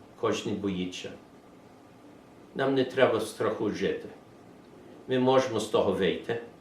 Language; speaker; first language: Ukrainian; early bilingual, heritage; English